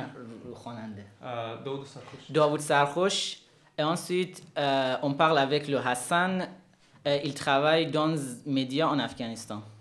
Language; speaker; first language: French; non-native, learner; Persian